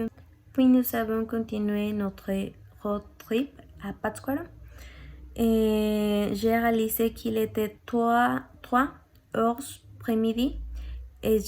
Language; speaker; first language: French; non-native, learner; Spanish